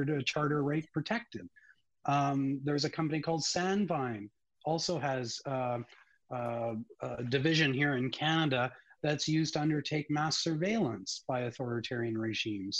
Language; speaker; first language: English; native; English